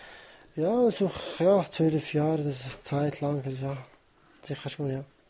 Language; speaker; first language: German; non-native, learner; Kurdish